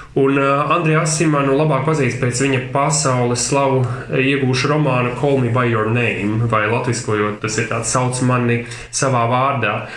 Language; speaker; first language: Latvian; non-native, local second language; Russian